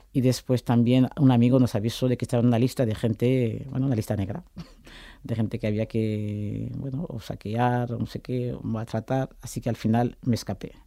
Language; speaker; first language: Spanish; non-native, fluent; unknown